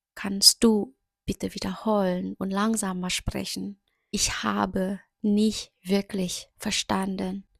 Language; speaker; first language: German; non-native, fluent; Indonesian